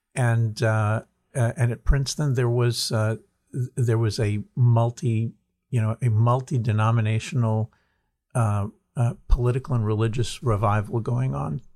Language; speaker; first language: English; native; English